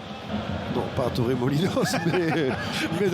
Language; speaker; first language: French; native; French